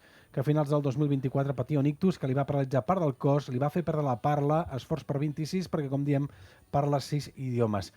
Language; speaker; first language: Catalan; native; Catalan